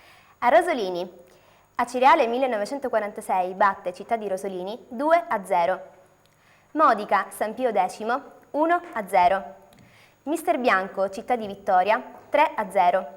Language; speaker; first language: Italian; native; Italian